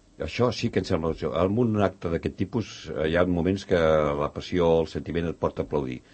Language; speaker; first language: Catalan; native; Catalan